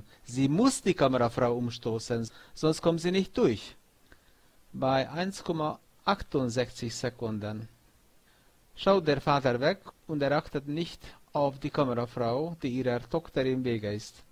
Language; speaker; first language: German; non-native, fluent; Hungarian